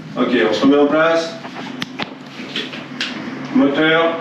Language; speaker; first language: French; native; French